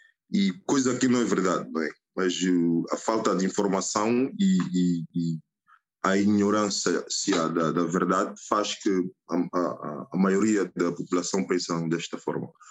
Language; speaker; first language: Portuguese; non-native, fluent; French